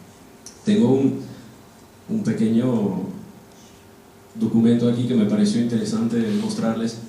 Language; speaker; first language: Spanish; non-native, fluent; French